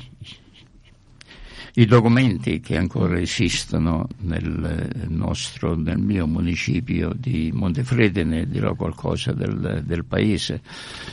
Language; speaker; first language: Italian; native; Italian